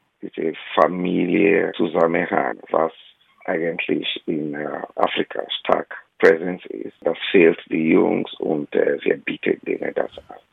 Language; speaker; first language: German; non-native, fluent; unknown